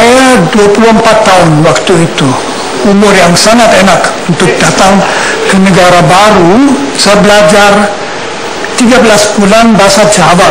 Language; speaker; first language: Indonesian; non-native, fluent; German